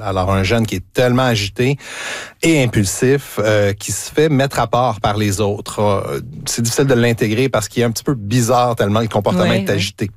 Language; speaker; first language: French; native; French